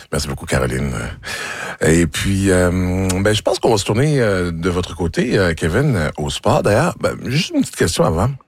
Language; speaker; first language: French; native; French